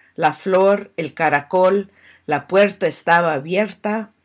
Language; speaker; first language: Spanish; early bilingual, heritage; Spanish